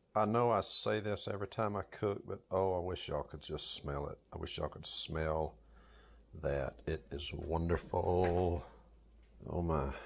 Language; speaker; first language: English; native; English